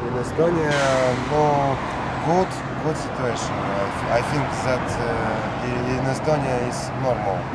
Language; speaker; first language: English; non-native, learner; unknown